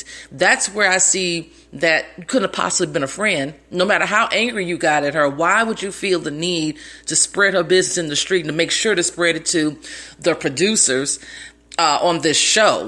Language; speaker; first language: English; native; English